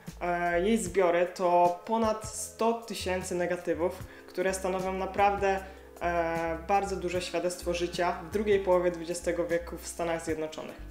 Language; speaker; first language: Polish; native; Polish